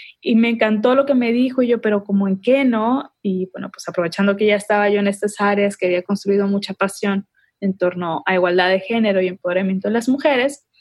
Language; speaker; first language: Spanish; native; Spanish